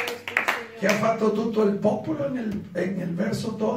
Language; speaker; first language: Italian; non-native, learner; Spanish